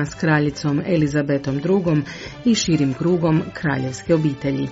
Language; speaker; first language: Croatian; native; Croatian